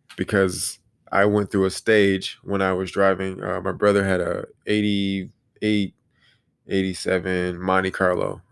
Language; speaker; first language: English; native; English